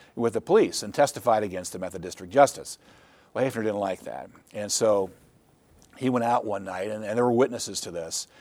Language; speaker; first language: English; native; English